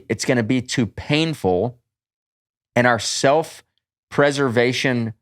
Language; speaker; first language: English; native; English